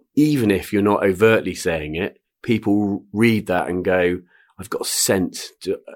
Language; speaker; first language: English; native; English